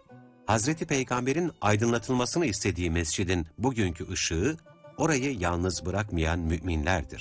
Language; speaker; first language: Turkish; native; Turkish